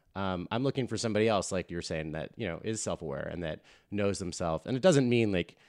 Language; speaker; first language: English; native; English